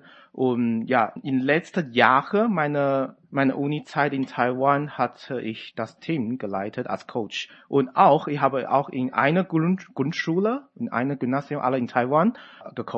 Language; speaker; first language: German; non-native, fluent; Chinese